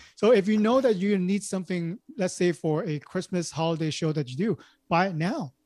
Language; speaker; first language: English; non-native, local second language; Cantonese